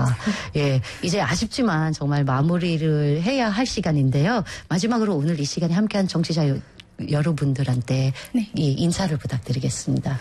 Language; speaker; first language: Korean; native; Korean